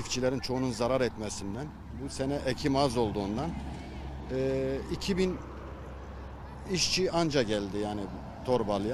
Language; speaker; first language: Turkish; native; Turkish